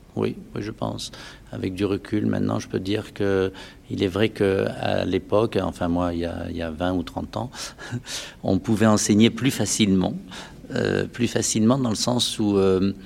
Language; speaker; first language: French; native; French